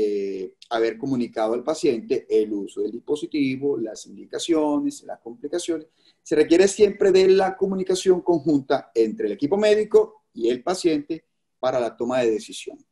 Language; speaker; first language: Spanish; native; Spanish